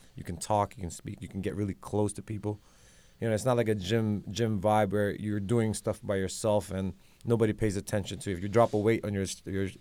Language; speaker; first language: English; non-native, local second language; Filipino